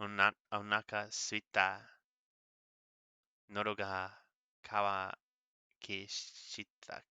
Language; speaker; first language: Japanese; non-native, learner; English